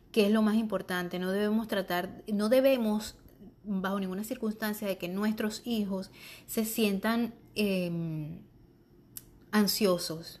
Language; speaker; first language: Spanish; native; Spanish